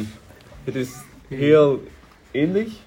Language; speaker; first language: Dutch; non-native, learner; German